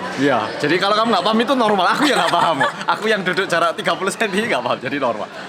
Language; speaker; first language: Indonesian; early bilingual, other home language; Korean